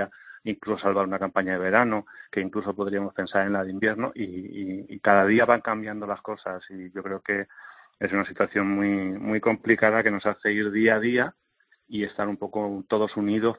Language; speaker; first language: Spanish; native; Spanish